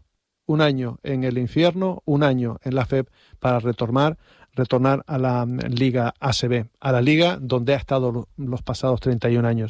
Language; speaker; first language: Spanish; native; Spanish